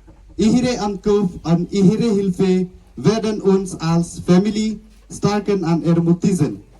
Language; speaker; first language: German; non-native, learner; Khasi